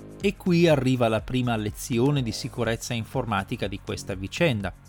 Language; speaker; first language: Italian; native; Italian